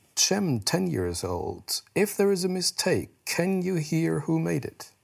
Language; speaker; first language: English; non-native, fluent; German